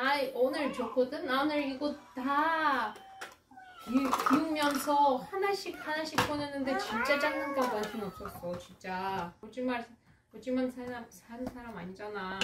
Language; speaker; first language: Korean; non-native, fluent; Russian